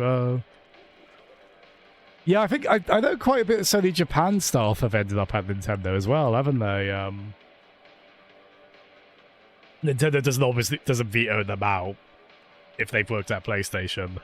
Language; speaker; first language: English; native; English